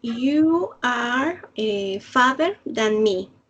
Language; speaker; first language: English; non-native, learner; Spanish